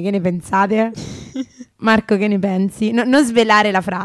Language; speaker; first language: Italian; native; Italian